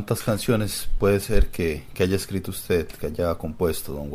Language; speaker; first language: Spanish; native; Spanish